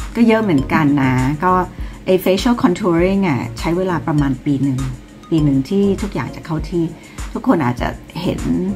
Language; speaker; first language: Thai; early bilingual, other home language; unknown